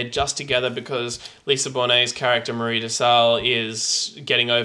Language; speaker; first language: English; native; English